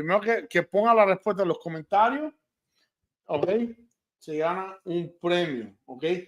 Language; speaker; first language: Spanish; early bilingual, heritage; Spanish